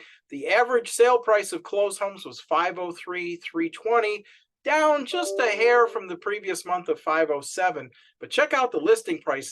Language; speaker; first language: English; native; English